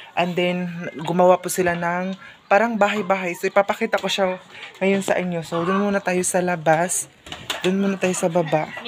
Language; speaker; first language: Filipino; non-native, local second language; Cebuano